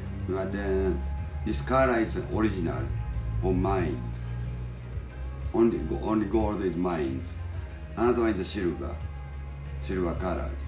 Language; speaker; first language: English; non-native, learner; Japanese